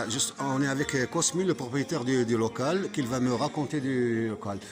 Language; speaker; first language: French; non-native, fluent; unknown